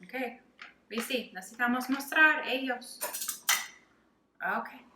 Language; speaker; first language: Spanish; non-native, learner; English